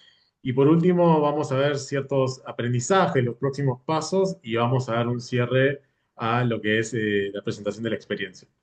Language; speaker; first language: Spanish; native; Spanish